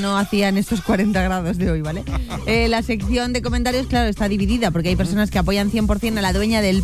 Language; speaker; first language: Spanish; native; Spanish